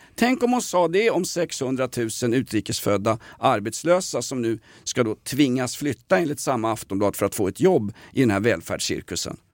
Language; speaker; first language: Swedish; native; Swedish